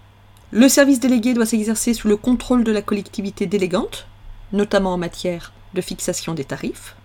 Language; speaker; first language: French; native; French